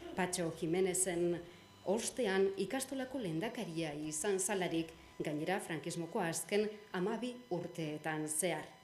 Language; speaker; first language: Basque; native; Basque